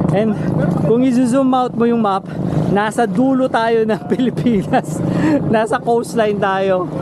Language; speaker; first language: Filipino; non-native, local second language; Pampanga